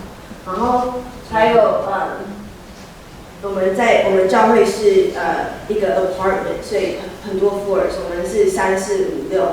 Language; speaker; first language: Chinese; early bilingual, heritage; Chinese